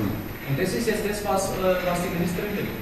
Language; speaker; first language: German; native; German